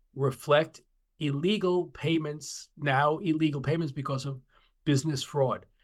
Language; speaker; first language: English; native; English